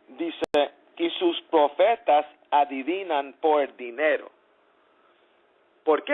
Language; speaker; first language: Spanish; early bilingual, heritage; English